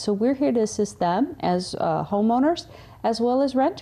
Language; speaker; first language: English; native; English